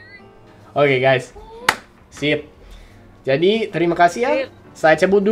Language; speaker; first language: Indonesian; non-native, fluent; English